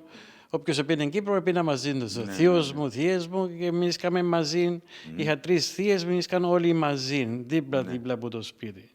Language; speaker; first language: Greek; early bilingual, heritage; Greek